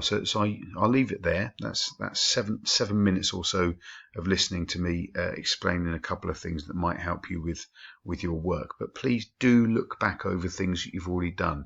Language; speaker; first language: English; native; English